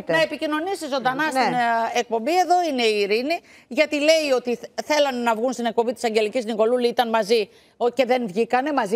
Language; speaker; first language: Greek; native; Greek